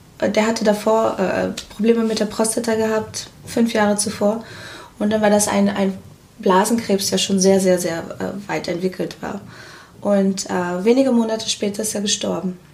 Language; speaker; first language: German; early bilingual, other home language; Portuguese